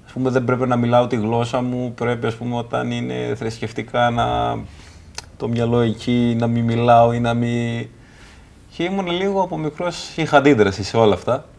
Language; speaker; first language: Greek; non-native, fluent; Kurdish